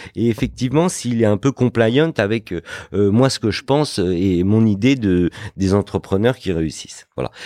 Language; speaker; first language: French; early bilingual, other home language; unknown